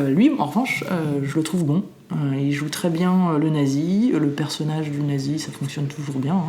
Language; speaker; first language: French; native; French